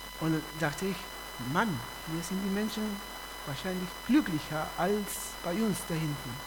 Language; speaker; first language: German; non-native, fluent; Spanish